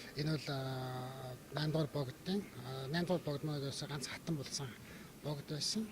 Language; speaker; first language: Mongolian; native; Mongolian